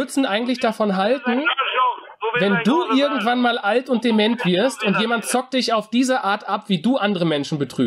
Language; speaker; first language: German; native; German